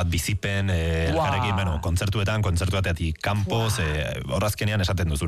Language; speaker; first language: Basque; native; Basque